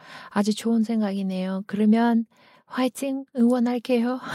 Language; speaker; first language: Korean; non-native, learner; Kyrgyz